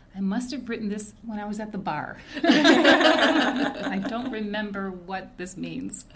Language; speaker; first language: English; native; English